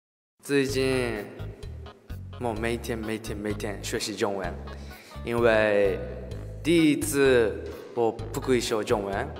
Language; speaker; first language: Chinese; non-native, learner; Japanese